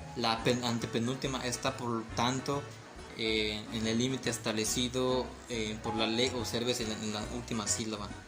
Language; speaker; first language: Spanish; native; Spanish